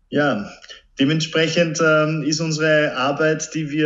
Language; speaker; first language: German; native; German